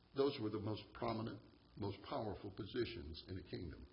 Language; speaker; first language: English; native; English